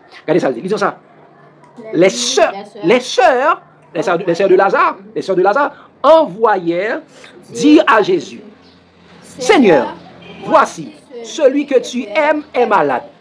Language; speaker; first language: French; non-native, local second language; Haitian Creole